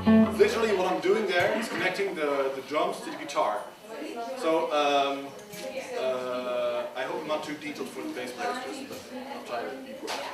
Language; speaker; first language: English; non-native, fluent; Dutch